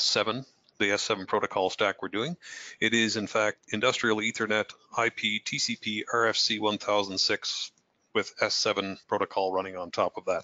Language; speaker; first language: English; native; English